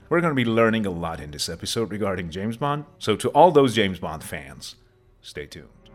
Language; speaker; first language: English; non-native, fluent; Persian